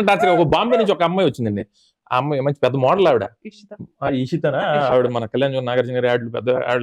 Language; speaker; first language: Telugu; native; Telugu